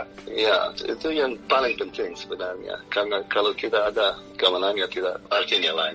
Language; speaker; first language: Indonesian; non-native, fluent; English